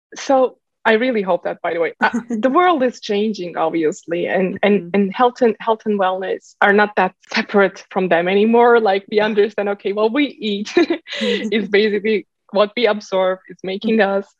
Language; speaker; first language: English; non-native, fluent; Turkish